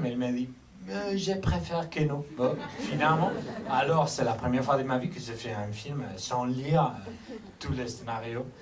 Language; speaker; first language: French; non-native, fluent; Spanish